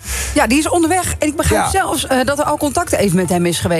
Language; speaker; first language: Dutch; native; Dutch